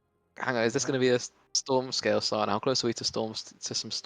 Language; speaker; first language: English; native; English